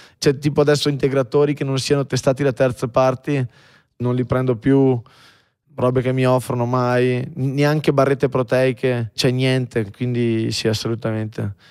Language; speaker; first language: Italian; native; Italian